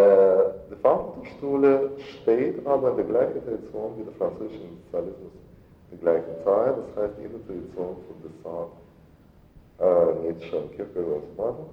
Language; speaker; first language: German; non-native, fluent; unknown